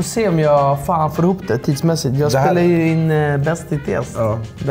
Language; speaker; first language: Swedish; native; Swedish